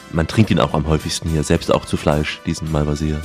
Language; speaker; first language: German; native; German